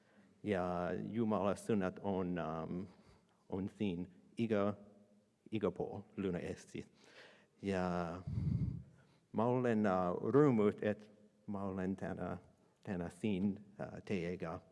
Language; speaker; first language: Estonian; non-native, learner; English